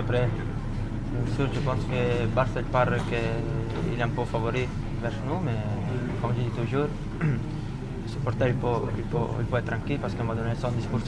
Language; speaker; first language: French; non-native, fluent; Italian